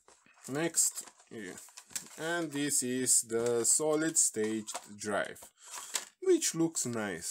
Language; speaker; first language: English; non-native, fluent; Slovenian